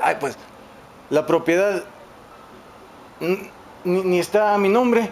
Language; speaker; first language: Spanish; native; Spanish